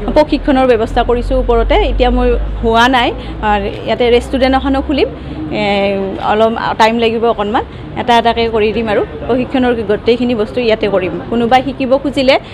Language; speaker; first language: Assamese; native; Assamese